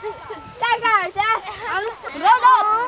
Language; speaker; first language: Dutch; non-native, learner; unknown